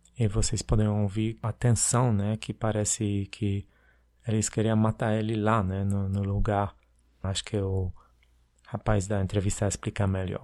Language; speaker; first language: Portuguese; non-native, fluent; Polish